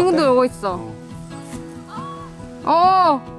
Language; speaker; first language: Korean; non-native, learner; Greek